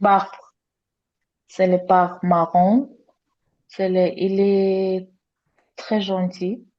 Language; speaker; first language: French; non-native, learner; Azerbaijani